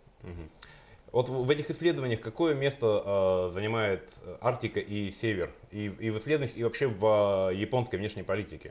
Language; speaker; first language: Russian; native; Russian